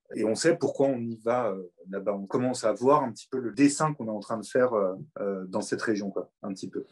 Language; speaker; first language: French; native; French